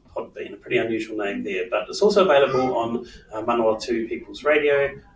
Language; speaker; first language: English; native; English